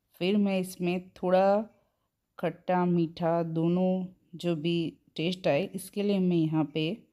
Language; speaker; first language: Hindi; non-native, local second language; Gujarati